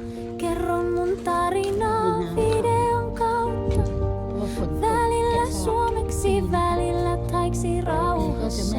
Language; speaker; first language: Finnish; non-native, learner; Thai